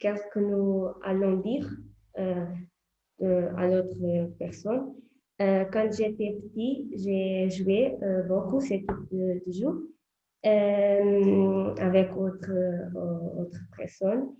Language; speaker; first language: French; non-native, learner; Portuguese